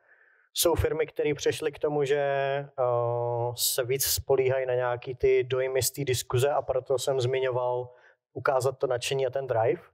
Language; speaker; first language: Czech; native; Czech